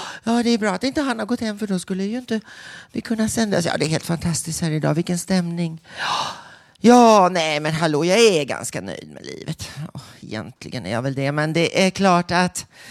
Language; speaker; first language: Swedish; native; Swedish